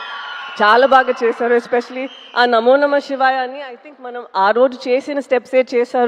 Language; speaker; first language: Telugu; non-native, local second language; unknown